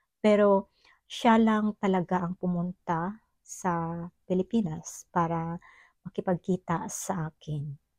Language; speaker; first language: Filipino; non-native, local second language; Cebuano